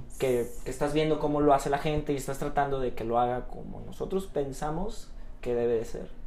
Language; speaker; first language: Spanish; native; Spanish